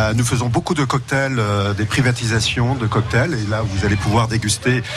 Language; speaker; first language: French; native; French